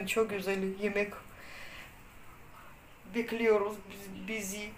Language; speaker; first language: Turkish; non-native, learner; Russian